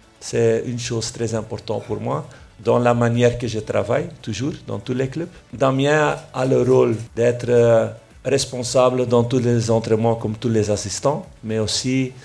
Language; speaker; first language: French; non-native, local second language; Dutch